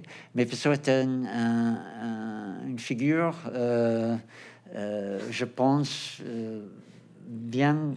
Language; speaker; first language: French; non-native, fluent; Portuguese